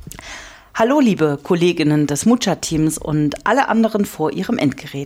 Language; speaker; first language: German; native; German